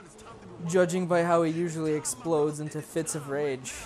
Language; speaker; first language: English; native; English